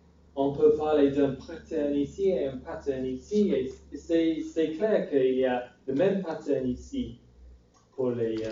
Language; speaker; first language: French; non-native, fluent; English